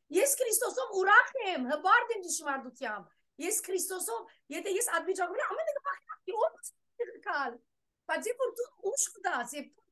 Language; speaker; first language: Armenian; early bilingual, heritage; Armenian